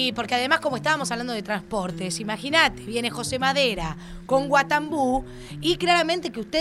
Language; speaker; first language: Spanish; native; Spanish